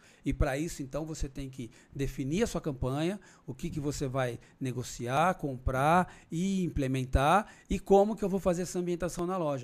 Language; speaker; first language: Portuguese; native; Portuguese